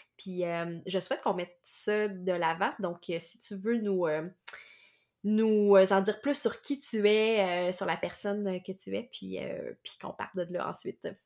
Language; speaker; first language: French; native; French